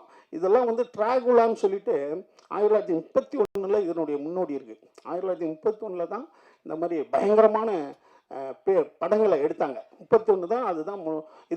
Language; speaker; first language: Tamil; native; Tamil